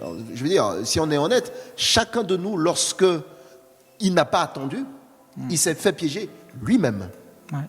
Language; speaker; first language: French; native; French